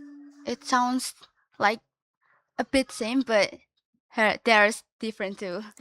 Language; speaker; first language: English; non-native, learner; Indonesian